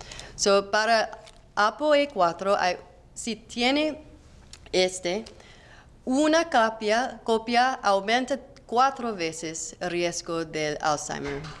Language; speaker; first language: Spanish; non-native, learner; English